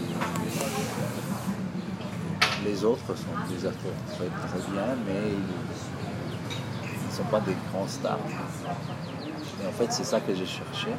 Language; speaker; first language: French; non-native, fluent; Italian